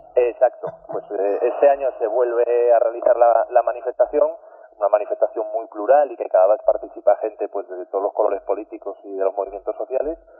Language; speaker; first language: Spanish; native; Spanish